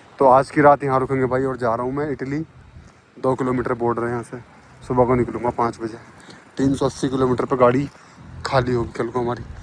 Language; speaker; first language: Hindi; native; Hindi